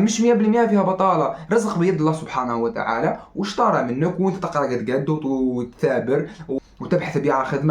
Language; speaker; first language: Arabic; native; Arabic